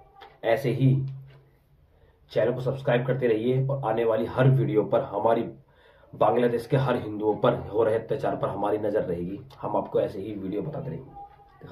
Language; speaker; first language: Hindi; native; Hindi